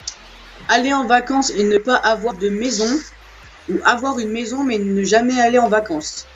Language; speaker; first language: French; native; French